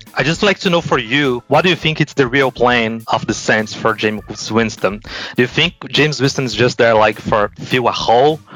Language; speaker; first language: English; non-native, fluent; Portuguese